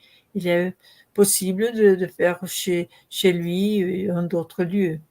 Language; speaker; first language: French; non-native, learner; Portuguese